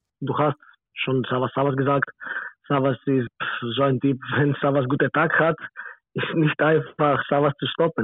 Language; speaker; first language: German; non-native, learner; Greek